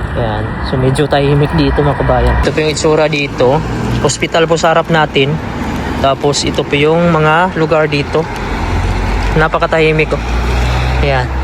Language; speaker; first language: Filipino; native; Filipino